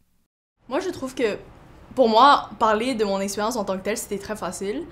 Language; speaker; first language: French; early bilingual, other home language; Chinese